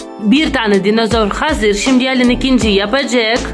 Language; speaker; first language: Turkish; non-native, learner; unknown